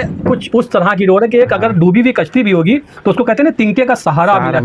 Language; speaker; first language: Hindi; native; Hindi